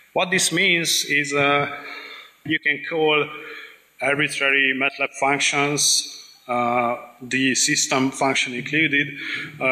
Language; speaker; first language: English; non-native, fluent; Hungarian